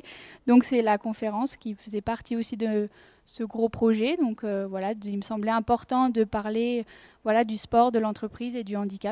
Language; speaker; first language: French; native; French